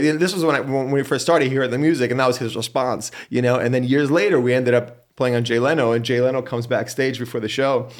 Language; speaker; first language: English; native; English